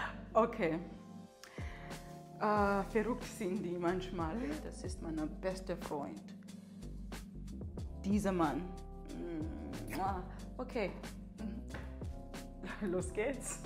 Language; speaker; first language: German; non-native, learner; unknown